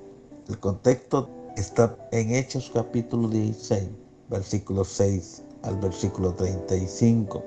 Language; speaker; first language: Spanish; native; Spanish